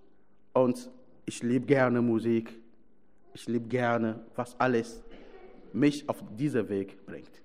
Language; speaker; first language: German; non-native, fluent; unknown